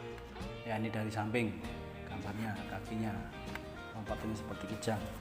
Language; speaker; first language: Indonesian; native; Indonesian